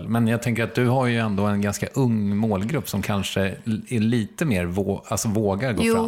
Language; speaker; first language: Swedish; native; Swedish